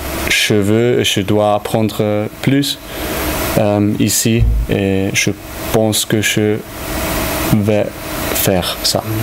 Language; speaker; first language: French; non-native, learner; German